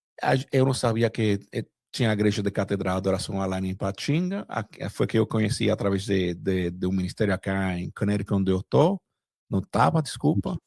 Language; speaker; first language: Portuguese; non-native, fluent; Spanish